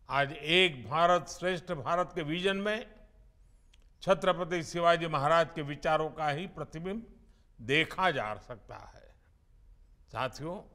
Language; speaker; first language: Hindi; non-native, local second language; Gujarati